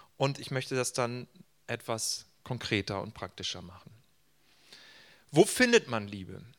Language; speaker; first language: German; native; German